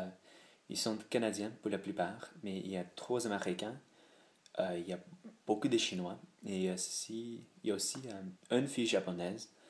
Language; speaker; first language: French; non-native, learner; English